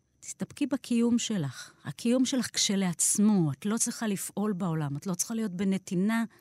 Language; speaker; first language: Hebrew; native; Hebrew